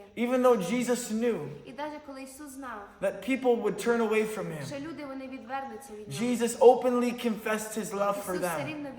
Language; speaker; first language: English; native; English